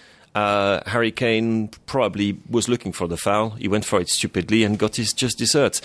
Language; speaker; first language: English; non-native, fluent; French